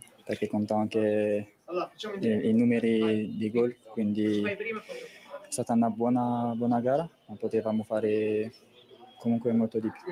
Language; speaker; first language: Italian; non-native, fluent; French